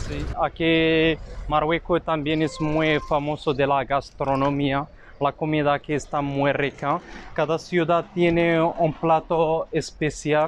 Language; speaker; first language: Spanish; non-native, fluent; Arabic